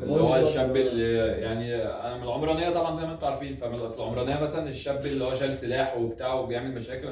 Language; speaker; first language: Arabic; native; Arabic